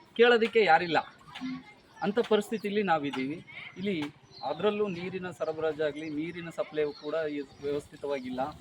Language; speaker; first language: Kannada; native; Kannada